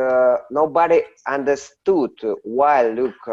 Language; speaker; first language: English; non-native, learner; Russian